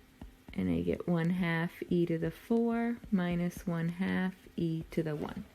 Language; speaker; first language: English; native; English